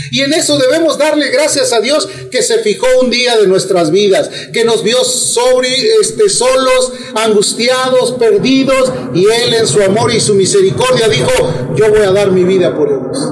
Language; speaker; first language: Spanish; native; Spanish